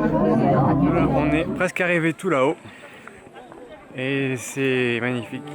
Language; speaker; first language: French; native; French